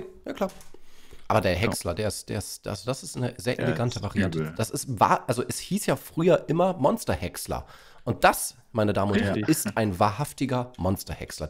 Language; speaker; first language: German; native; German